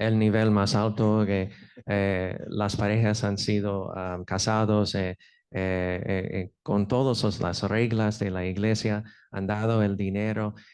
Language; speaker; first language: Spanish; non-native, fluent; English